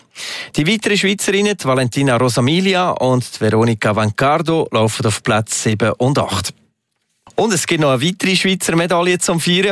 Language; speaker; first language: German; native; German